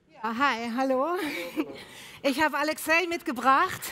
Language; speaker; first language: German; native; German